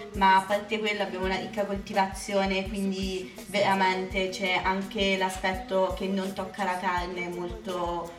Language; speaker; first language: Italian; native; Italian